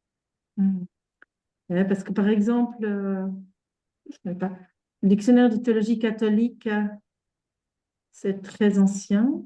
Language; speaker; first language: French; native; French